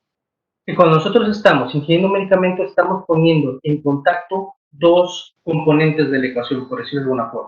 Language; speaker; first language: Spanish; native; Spanish